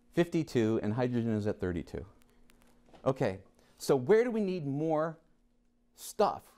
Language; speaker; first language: English; native; English